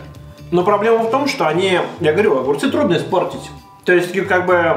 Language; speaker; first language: Russian; native; Russian